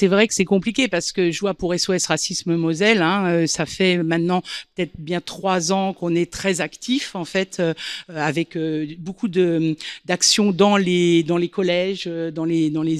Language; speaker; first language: French; native; French